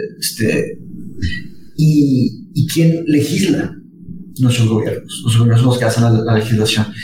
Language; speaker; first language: Spanish; early bilingual, other home language; Portuguese